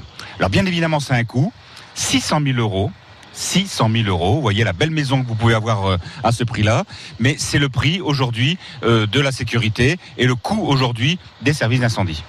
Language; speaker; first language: French; native; French